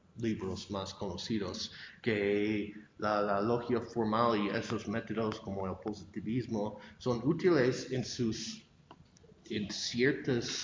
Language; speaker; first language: Spanish; non-native, fluent; English